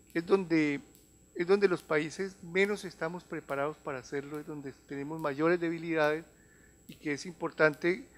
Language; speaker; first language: Spanish; native; Spanish